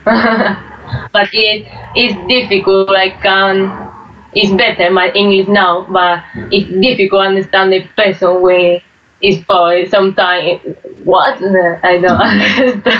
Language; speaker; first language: English; non-native, learner; Spanish